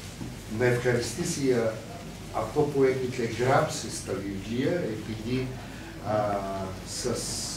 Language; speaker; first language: Greek; non-native, fluent; Bulgarian